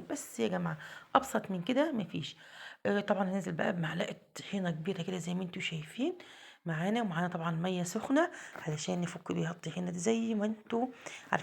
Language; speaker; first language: Arabic; native; Arabic